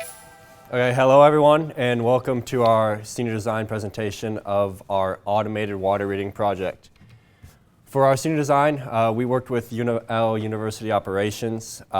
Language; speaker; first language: English; native; English